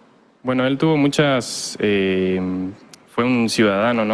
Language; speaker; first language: Spanish; native; Spanish